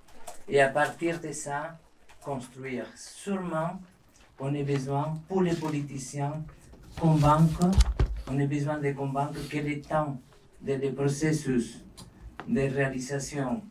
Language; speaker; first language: French; non-native, learner; Spanish